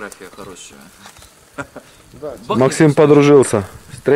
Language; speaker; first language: Russian; native; Russian